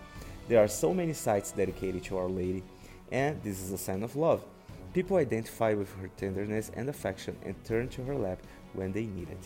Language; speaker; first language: English; non-native, fluent; Portuguese